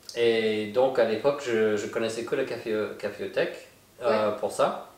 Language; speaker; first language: French; non-native, fluent; English